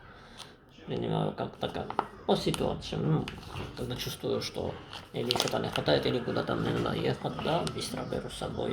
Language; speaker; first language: Russian; non-native, fluent; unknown